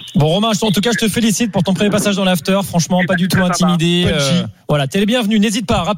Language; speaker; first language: French; native; French